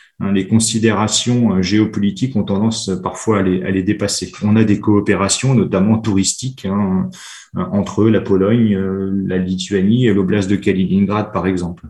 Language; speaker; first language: French; native; French